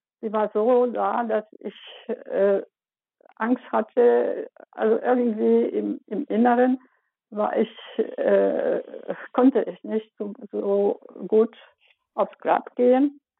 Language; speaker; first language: German; early bilingual, other home language; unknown